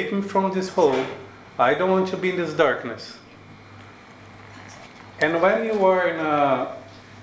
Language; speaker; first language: English; non-native, learner; Portuguese